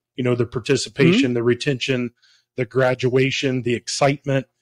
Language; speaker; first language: English; native; English